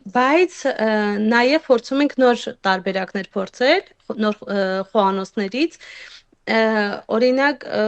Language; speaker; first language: Armenian; native; Armenian